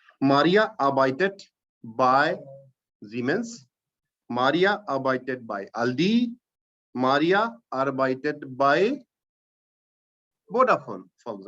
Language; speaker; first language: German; non-native, fluent; Hindi